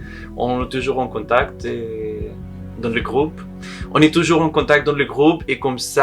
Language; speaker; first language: French; non-native, learner; Arabic